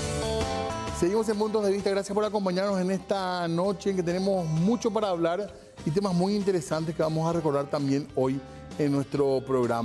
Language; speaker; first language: Spanish; native; Spanish